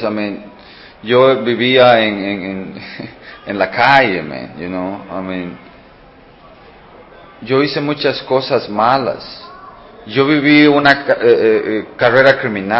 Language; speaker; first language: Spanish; early bilingual, heritage; Spanish